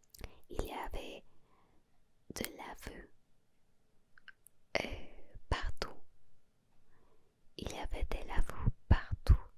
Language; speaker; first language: French; non-native, learner; Spanish